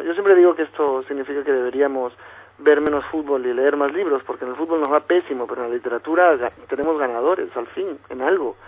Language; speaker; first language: Spanish; native; Spanish